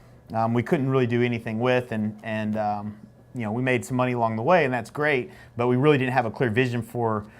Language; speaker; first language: English; native; English